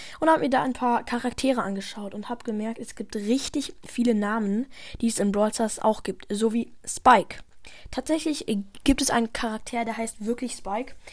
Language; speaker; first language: German; native; German